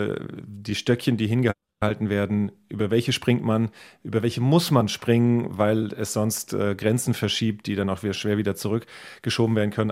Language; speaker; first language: German; native; German